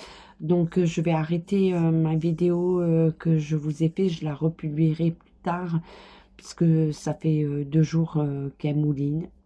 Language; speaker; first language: French; native; French